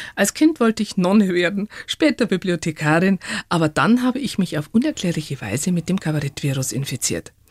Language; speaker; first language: German; native; German